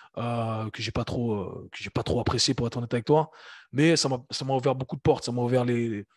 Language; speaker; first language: French; native; French